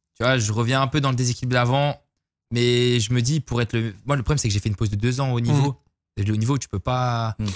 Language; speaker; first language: French; native; French